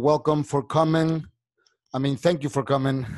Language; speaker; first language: English; non-native, fluent; Spanish